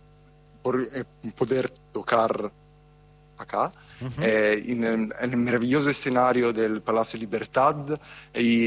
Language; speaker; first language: Spanish; non-native, fluent; Italian